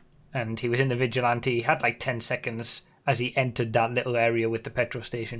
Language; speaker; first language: English; native; English